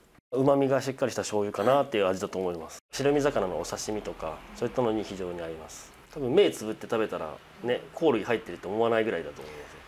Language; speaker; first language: Japanese; native; Japanese